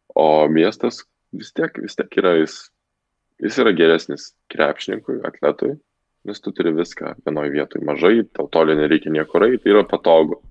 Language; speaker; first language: Lithuanian; non-native, local second language; Polish